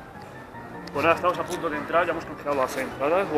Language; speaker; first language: Spanish; native; Spanish